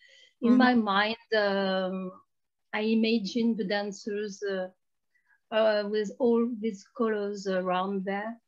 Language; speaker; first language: English; non-native, learner; French